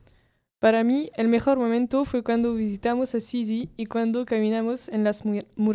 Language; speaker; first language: Spanish; non-native, learner; French